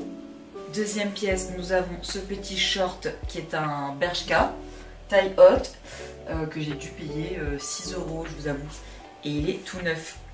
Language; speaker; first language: French; native; French